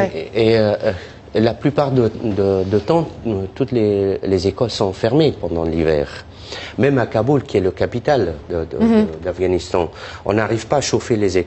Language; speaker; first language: French; non-native, fluent; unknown